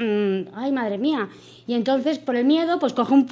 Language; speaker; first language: Spanish; native; Spanish